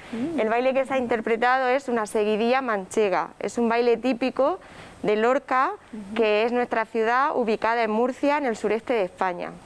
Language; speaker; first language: Spanish; native; Spanish